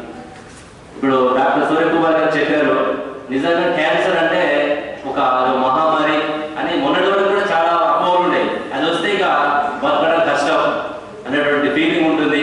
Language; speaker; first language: Telugu; native; Telugu